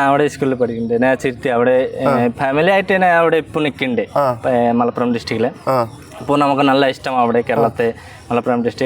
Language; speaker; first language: Malayalam; non-native, fluent; Bangla